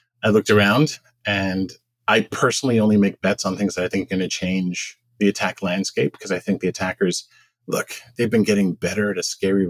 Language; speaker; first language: English; native; English